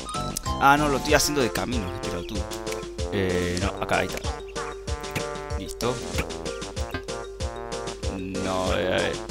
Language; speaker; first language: Spanish; native; Spanish